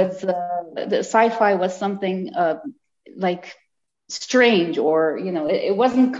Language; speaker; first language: English; non-native, fluent; Arabic